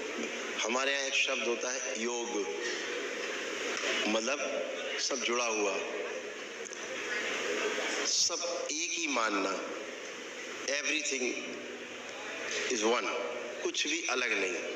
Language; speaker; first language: Hindi; native; Hindi